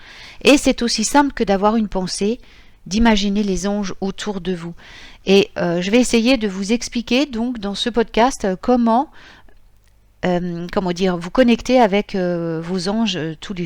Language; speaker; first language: French; native; French